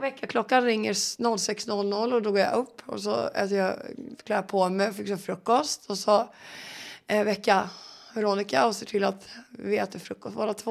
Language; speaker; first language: Swedish; native; Swedish